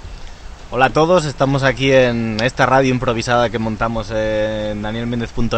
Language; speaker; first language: Spanish; native; Spanish